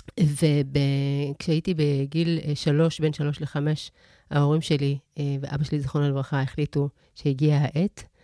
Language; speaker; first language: Hebrew; early bilingual, other home language; Amharic